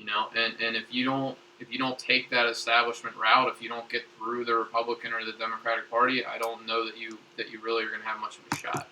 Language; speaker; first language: English; native; English